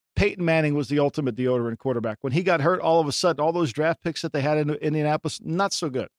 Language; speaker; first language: English; native; English